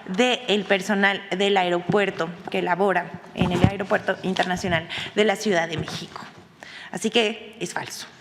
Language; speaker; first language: Spanish; native; Spanish